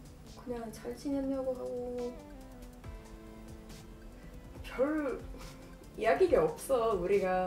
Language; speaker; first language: Korean; non-native, fluent; Swedish